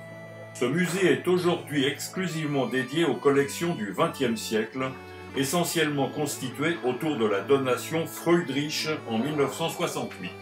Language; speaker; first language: French; native; French